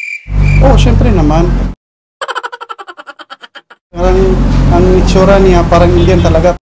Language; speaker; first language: Filipino; early bilingual, other home language; Hindi